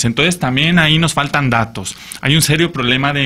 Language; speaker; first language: Spanish; native; Spanish